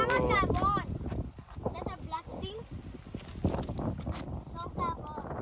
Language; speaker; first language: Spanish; early bilingual, heritage; Spanish